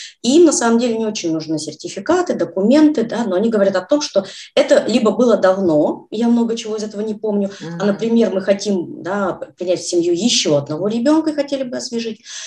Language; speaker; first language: Russian; native; Russian